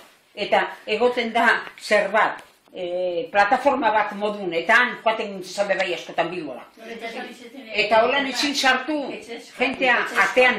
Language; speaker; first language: Basque; native; Basque